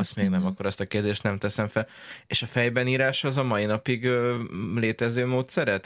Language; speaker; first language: Hungarian; native; Hungarian